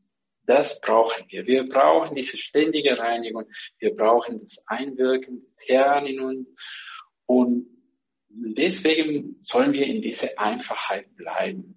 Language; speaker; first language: German; non-native, fluent; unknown